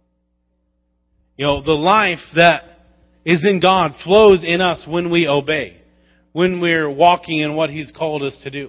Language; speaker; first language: English; native; English